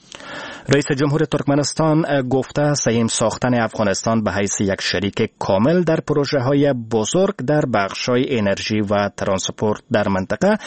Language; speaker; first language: Persian; native; Persian